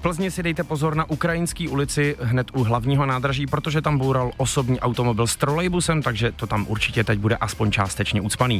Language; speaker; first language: Czech; native; Czech